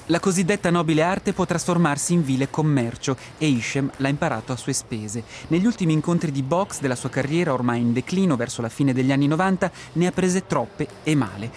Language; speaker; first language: Italian; native; Italian